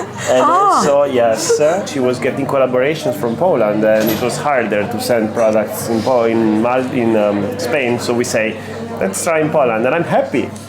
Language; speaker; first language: English; non-native, fluent; Italian